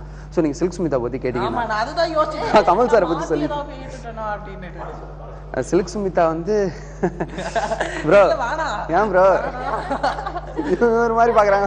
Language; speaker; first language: Tamil; native; Tamil